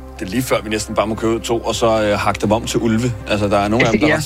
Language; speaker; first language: Danish; native; Danish